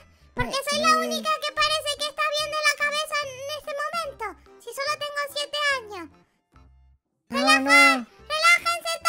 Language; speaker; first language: Spanish; native; Spanish